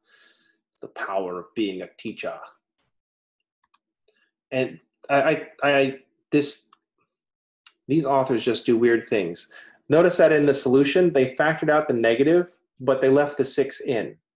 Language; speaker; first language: English; native; English